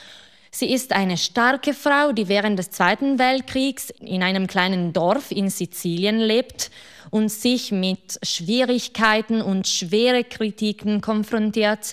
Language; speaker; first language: German; non-native, local second language; Italian